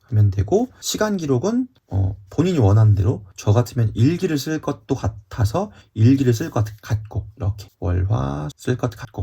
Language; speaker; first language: Korean; native; Korean